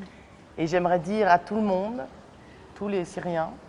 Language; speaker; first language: French; early bilingual, other home language; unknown